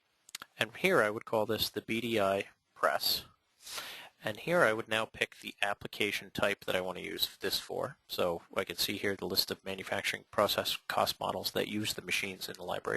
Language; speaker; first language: English; native; English